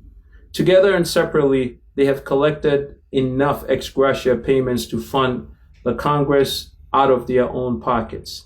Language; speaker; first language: English; non-native, local second language; Akan